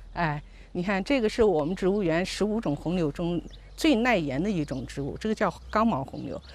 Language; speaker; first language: Chinese; native; Chinese